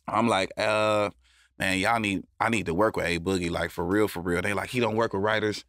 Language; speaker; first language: English; native; English